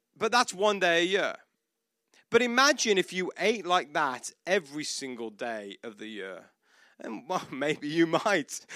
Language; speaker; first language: English; native; English